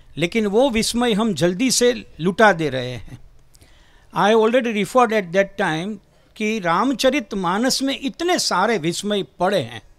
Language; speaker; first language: Hindi; non-native, local second language; Gujarati